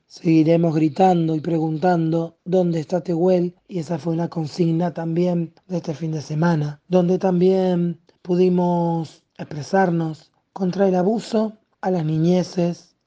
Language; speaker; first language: Spanish; native; Spanish